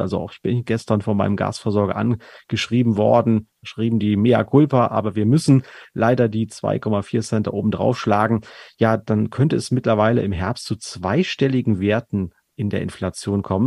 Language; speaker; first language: German; native; German